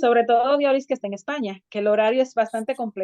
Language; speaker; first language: Spanish; native; Spanish